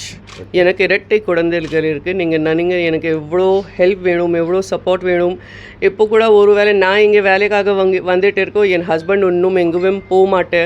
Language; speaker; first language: Tamil; non-native, local second language; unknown